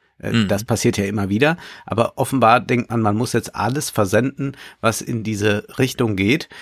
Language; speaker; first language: German; native; German